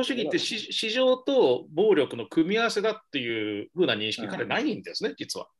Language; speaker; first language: Japanese; native; Japanese